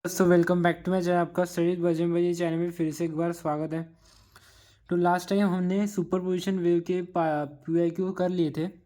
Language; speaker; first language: Hindi; non-native, local second language; Marathi